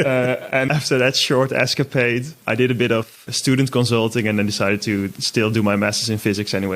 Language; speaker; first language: English; non-native, fluent; Dutch